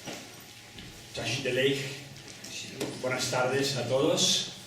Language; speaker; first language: Spanish; non-native, learner; Tibetan